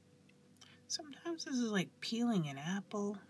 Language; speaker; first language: English; native; English